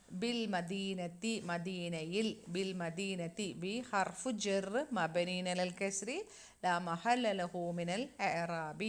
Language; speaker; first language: Arabic; non-native, fluent; Malayalam